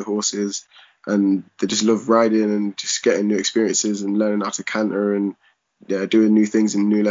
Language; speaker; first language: English; native; English